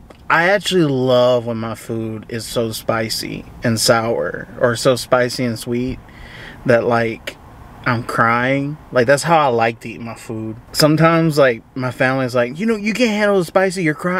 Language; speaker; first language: English; early bilingual, other home language; Spanish